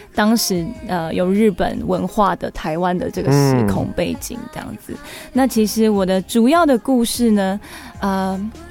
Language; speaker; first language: Chinese; non-native, local second language; Hakka Chinese